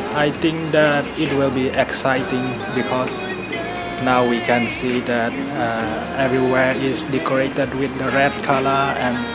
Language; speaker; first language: English; non-native, fluent; Burmese